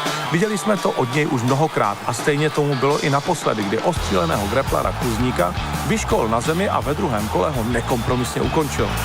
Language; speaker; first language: Czech; native; Czech